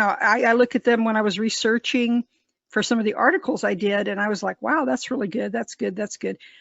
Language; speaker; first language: English; native; English